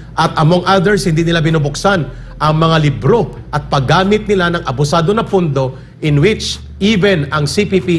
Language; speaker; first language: Filipino; native; Filipino